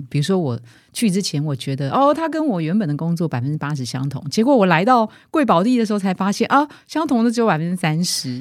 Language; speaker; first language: Chinese; native; Chinese